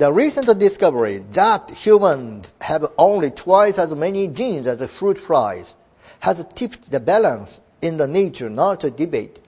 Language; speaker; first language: English; non-native, fluent; Japanese